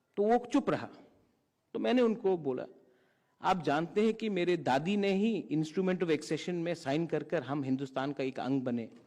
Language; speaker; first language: Hindi; non-native, local second language; Kok Borok